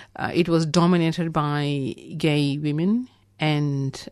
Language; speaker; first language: English; non-native, local second language; Tamil